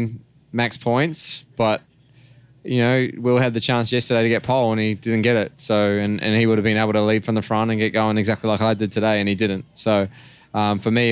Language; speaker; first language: English; native; English